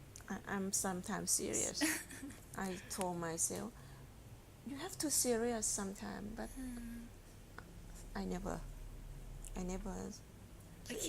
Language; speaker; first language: English; non-native, learner; Thai